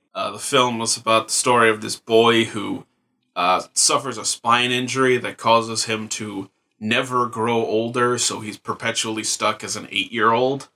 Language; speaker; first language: English; native; English